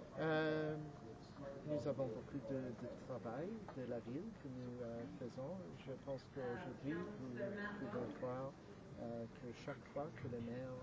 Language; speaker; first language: French; non-native, local second language; English